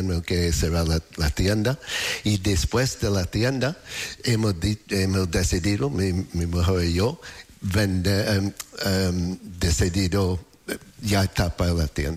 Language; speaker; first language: Spanish; non-native, fluent; English